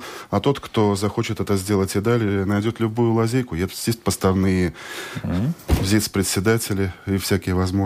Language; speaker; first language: Russian; native; Russian